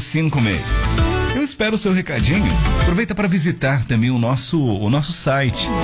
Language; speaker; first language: Portuguese; native; Portuguese